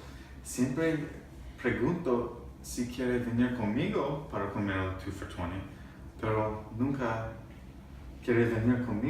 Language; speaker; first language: Spanish; non-native, learner; English